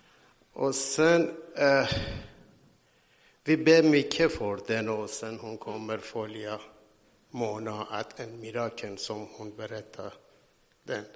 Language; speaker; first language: Swedish; non-native, learner; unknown